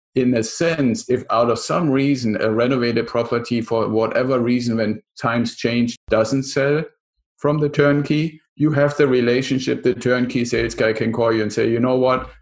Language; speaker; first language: English; non-native, fluent; German